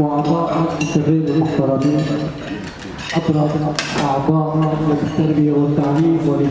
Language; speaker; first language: Arabic; native; Arabic